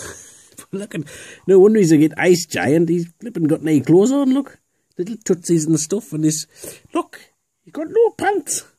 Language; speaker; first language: English; native; English